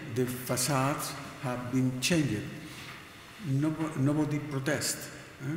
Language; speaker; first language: English; non-native, learner; Spanish